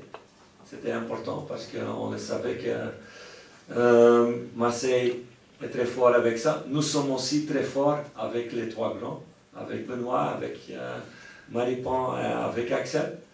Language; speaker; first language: French; non-native, local second language; Dutch